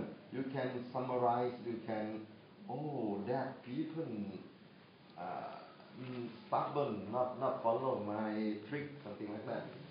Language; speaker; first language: English; non-native, fluent; Thai